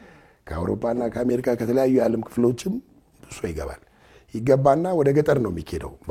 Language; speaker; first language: Amharic; non-native, local second language; Tigrinya